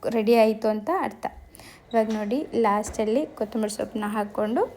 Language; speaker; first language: Kannada; native; Kannada